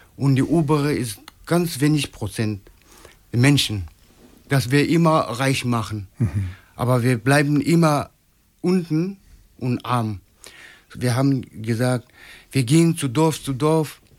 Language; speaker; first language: German; non-native, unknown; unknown